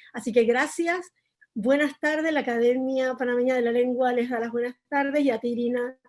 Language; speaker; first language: Spanish; native; Spanish